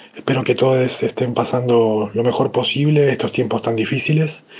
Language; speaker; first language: Spanish; native; Spanish